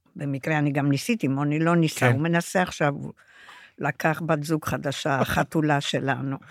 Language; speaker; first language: Hebrew; non-native, fluent; Romanian